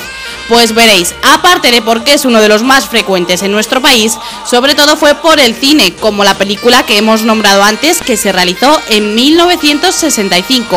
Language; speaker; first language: Spanish; native; Spanish